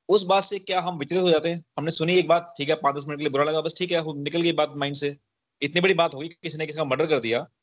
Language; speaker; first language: Hindi; native; Hindi